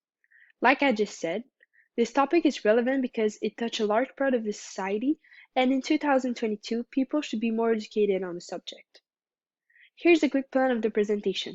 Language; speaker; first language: English; non-native, local second language; French